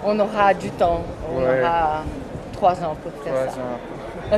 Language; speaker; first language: French; non-native, fluent; Portuguese